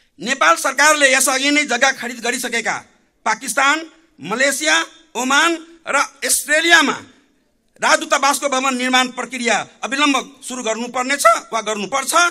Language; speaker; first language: Nepali; non-native, local second language; Maithili